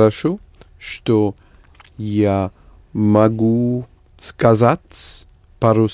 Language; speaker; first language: Russian; non-native, learner; English